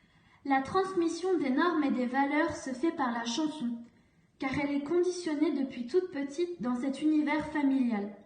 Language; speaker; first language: French; native; French